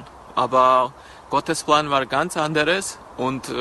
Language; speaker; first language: German; non-native, learner; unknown